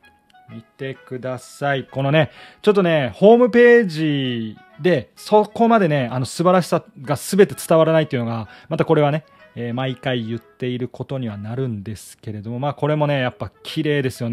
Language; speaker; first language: Japanese; native; Japanese